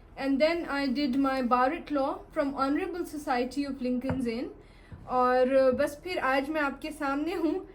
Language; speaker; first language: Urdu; native; Urdu